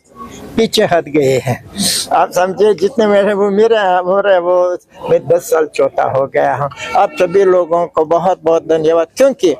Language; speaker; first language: Hindi; non-native, fluent; Uzbek